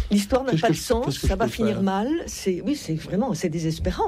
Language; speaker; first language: French; native; French